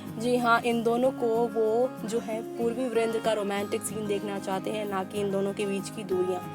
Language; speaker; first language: Hindi; native; Hindi